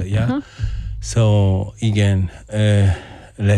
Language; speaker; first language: Hungarian; non-native, fluent; Spanish